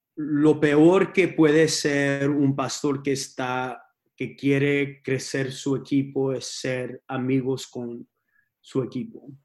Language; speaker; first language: Spanish; early bilingual, heritage; Spanish